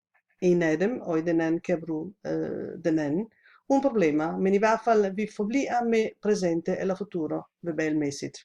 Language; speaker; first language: Danish; non-native, fluent; Italian